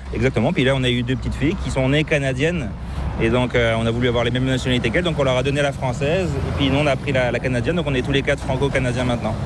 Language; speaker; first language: French; native; French